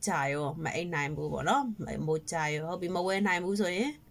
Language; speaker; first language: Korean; non-native, fluent; Burmese